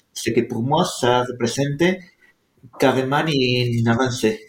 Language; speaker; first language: French; non-native, fluent; Spanish